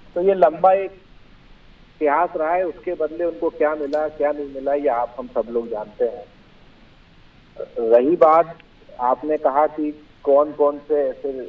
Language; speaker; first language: Hindi; native; Hindi